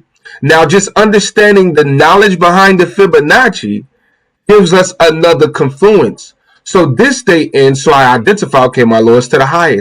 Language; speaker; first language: English; native; English